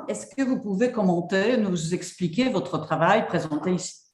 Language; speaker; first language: French; non-native, fluent; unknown